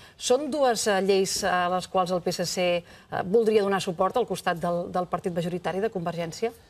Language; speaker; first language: Catalan; native; Catalan